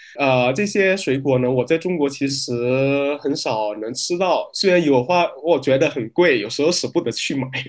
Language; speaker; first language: Chinese; non-native, fluent; Min Nan Chinese